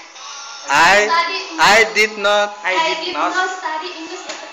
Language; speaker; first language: English; non-native, fluent; Indonesian